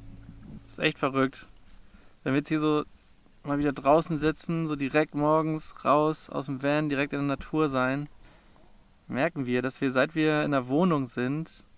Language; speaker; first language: German; native; German